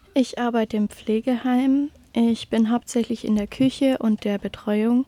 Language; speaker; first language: German; native; German